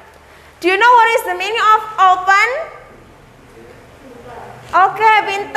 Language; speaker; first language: English; non-native, learner; Indonesian